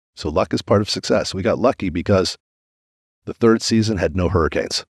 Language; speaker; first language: English; native; English